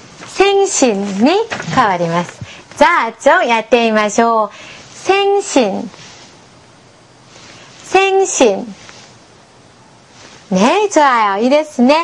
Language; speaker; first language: Japanese; non-native, fluent; Korean